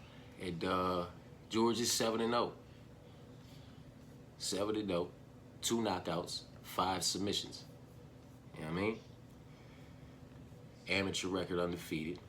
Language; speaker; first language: English; native; English